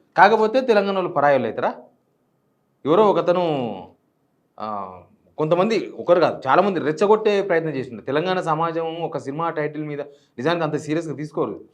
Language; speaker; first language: Telugu; native; Telugu